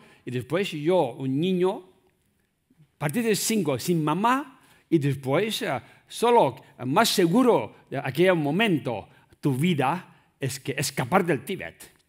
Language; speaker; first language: Spanish; non-native, learner; Tibetan